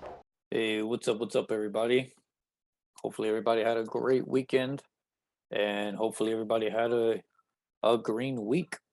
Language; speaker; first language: English; native; English